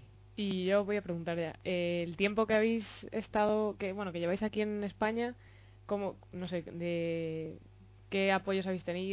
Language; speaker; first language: Spanish; native; Spanish